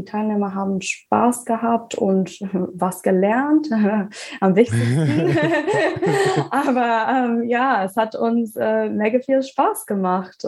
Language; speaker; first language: German; non-native, fluent; English